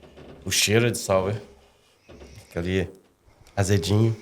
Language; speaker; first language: Portuguese; native; Portuguese